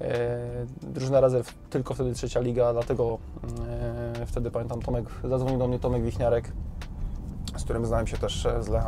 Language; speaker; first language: Polish; native; Polish